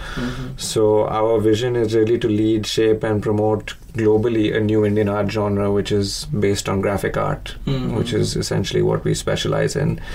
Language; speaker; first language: English; non-native, local second language; Hindi